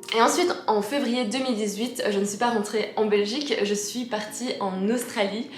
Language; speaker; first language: French; native; French